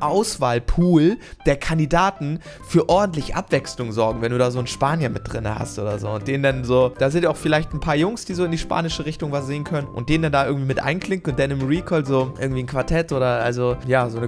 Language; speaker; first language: German; native; German